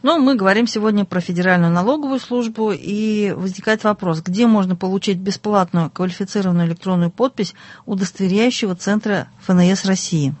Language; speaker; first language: Russian; native; Russian